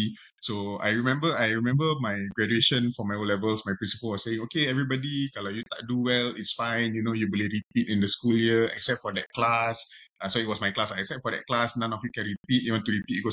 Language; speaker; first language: English; non-native, local second language; Malay